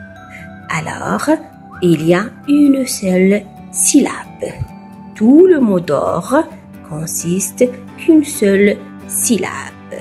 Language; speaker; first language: French; non-native, local second language; Arabic